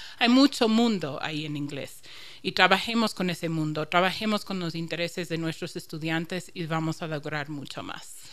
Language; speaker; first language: Spanish; non-native, fluent; English